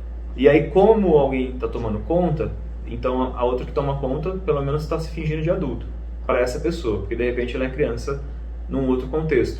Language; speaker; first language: Portuguese; native; Portuguese